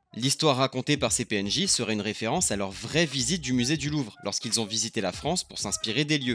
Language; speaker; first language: French; native; French